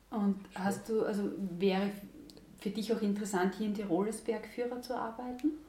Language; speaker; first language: German; native; German